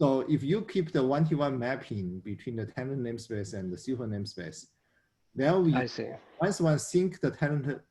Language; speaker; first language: English; non-native, fluent; Chinese